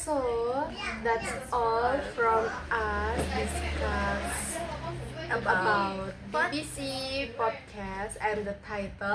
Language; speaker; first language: English; non-native, learner; Indonesian